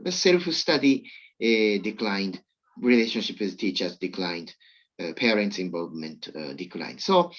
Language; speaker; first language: English; non-native, learner; Japanese